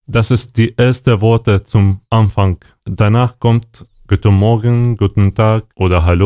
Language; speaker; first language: German; non-native, learner; Arabic